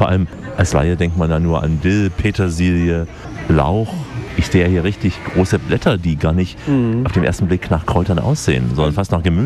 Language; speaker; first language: German; native; German